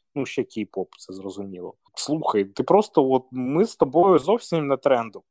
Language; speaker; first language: Ukrainian; native; Ukrainian